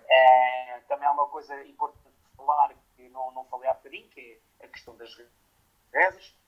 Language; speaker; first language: Portuguese; native; Portuguese